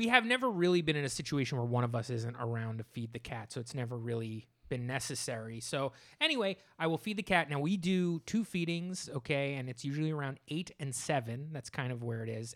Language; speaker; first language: English; native; English